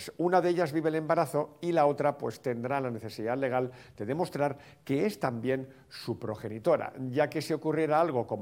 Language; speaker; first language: Spanish; native; Spanish